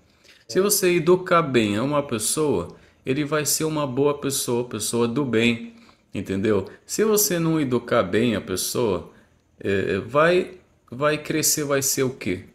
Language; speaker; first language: Portuguese; non-native, fluent; Arabic